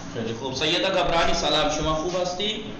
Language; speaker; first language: Persian; non-native, fluent; Urdu